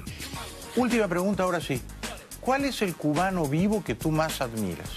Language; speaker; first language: Spanish; native; Spanish